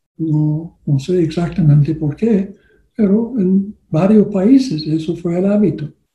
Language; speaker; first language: Spanish; non-native, learner; English